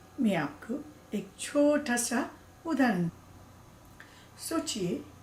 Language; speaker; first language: Hindi; non-native, learner; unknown